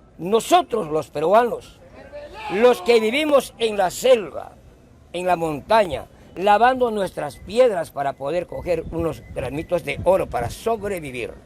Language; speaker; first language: Spanish; non-native, local second language; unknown